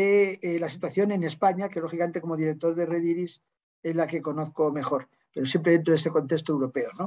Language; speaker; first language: Spanish; native; Spanish